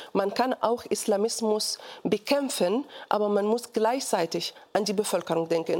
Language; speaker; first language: German; non-native, fluent; Arabic